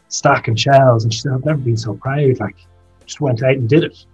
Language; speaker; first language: English; native; English